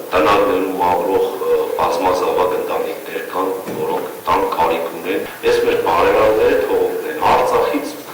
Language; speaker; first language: Armenian; native; Armenian